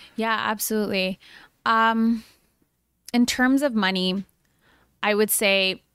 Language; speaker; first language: English; early bilingual, other home language; Spanish